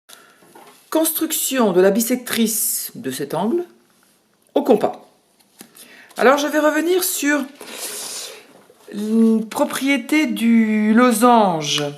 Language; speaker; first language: French; native; French